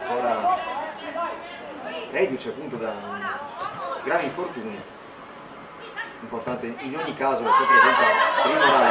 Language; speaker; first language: Italian; native; Italian